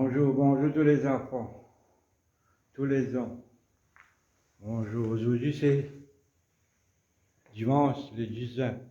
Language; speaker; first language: French; non-native, local second language; Morisyen